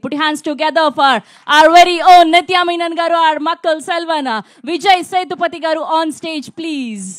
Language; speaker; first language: Telugu; native; Telugu